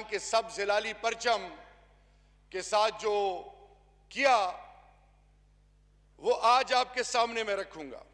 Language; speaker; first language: Urdu; non-native, local second language; Pashto